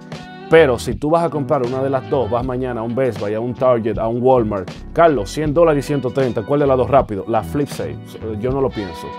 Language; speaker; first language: Spanish; native; Spanish